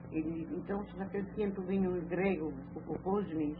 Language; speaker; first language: Spanish; native; Spanish